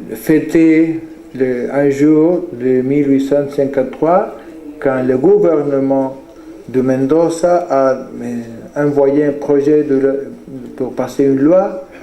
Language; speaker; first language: French; non-native, fluent; Spanish